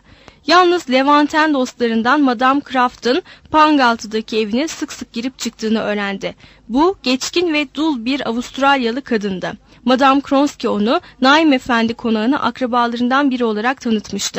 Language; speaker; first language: Turkish; native; Turkish